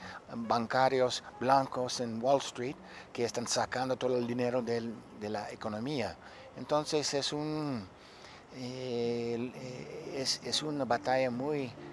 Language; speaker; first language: Spanish; non-native, fluent; English